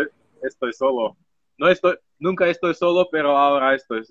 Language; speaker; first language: Spanish; non-native, learner; Slovak